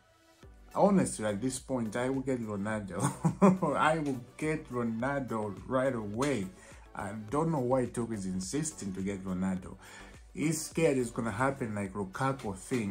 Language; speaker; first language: English; non-native, fluent; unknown